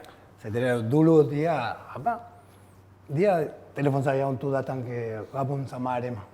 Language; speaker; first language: Indonesian; non-native, fluent; Spanish